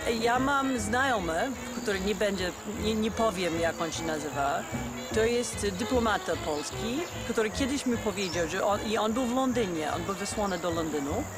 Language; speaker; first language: Polish; non-native, fluent; English